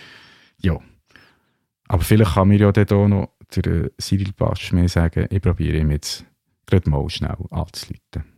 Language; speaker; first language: German; native; German